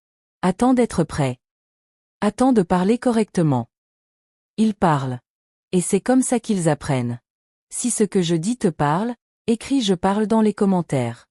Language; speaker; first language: French; native; French